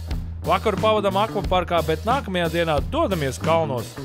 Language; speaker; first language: Latvian; native; Latvian